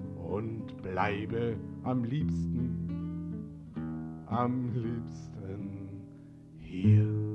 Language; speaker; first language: German; native; German